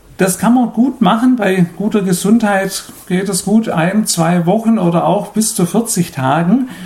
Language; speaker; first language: German; native; German